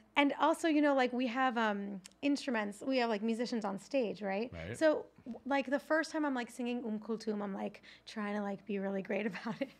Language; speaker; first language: English; native; English